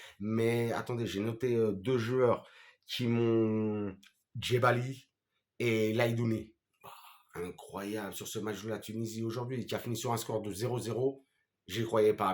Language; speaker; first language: French; native; French